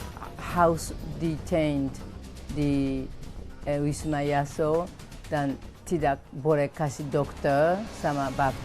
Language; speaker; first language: Indonesian; non-native, fluent; Japanese